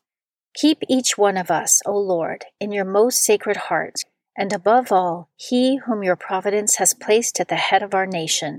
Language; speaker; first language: English; native; English